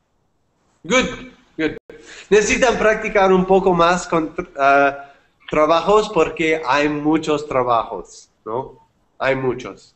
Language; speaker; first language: Spanish; non-native, fluent; English